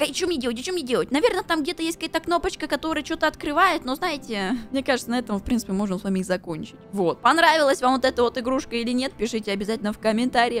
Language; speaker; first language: Russian; native; Russian